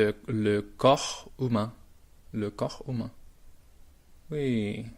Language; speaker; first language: French; non-native, learner; Spanish